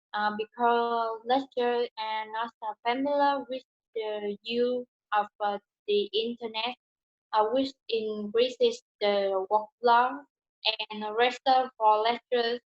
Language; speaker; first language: English; non-native, learner; Vietnamese